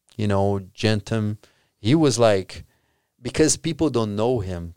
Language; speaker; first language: English; non-native, fluent; Portuguese